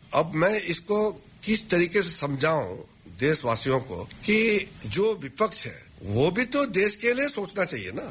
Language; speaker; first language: Hindi; non-native, local second language; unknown